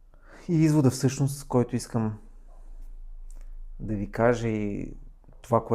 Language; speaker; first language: Bulgarian; native; Bulgarian